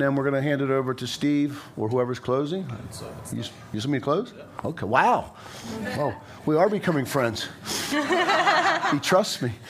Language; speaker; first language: English; native; English